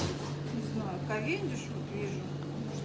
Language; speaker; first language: Russian; native; Russian